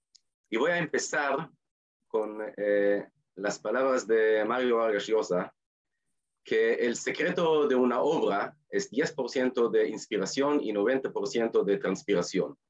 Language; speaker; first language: Spanish; non-native, fluent; Hebrew